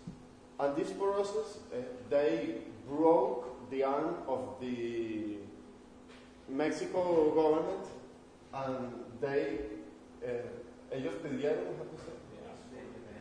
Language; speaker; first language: English; non-native, learner; Spanish